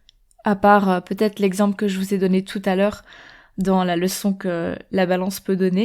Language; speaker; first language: French; native; French